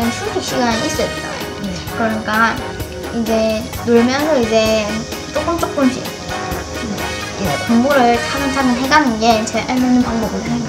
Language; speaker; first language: Korean; native; Korean